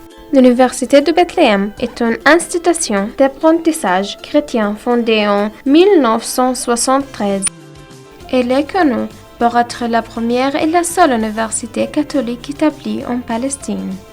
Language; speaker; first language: French; non-native, learner; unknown